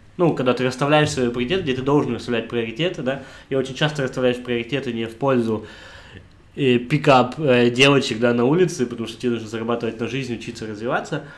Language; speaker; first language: Russian; native; Russian